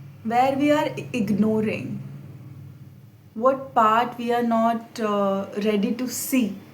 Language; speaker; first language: English; non-native, local second language; Hindi